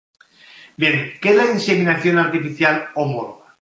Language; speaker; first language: Spanish; native; Spanish